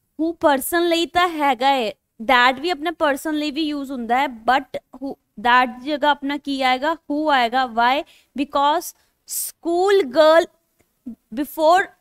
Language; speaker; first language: Hindi; non-native, local second language; Punjabi